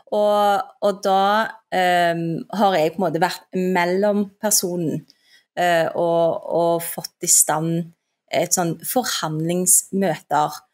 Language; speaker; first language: Norwegian; early bilingual, other home language; Turkish